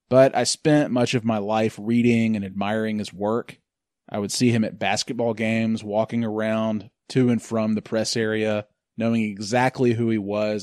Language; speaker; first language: English; native; English